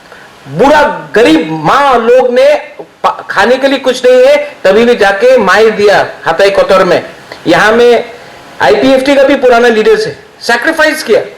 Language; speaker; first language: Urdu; non-native, local second language; Kok Borok